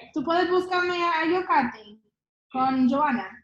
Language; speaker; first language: Spanish; non-native, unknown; English